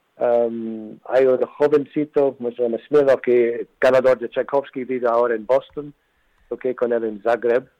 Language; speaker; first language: Spanish; non-native, fluent; English